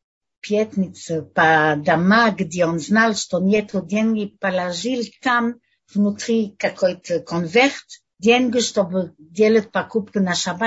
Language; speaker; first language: Russian; non-native, learner; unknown